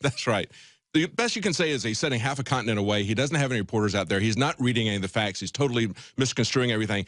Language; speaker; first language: English; native; English